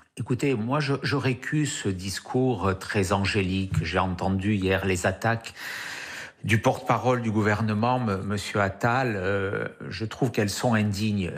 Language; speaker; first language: French; native; French